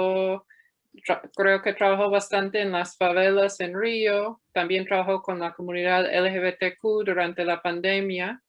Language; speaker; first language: Spanish; non-native, fluent; English